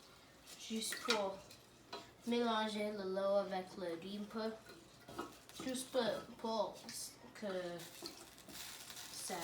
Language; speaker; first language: French; non-native, learner; English